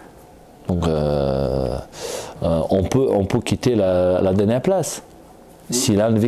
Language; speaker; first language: French; non-native, fluent; Portuguese